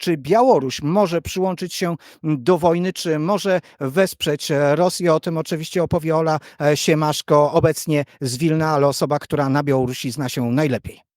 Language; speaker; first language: Polish; native; Polish